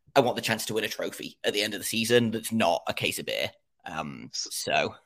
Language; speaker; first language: English; native; English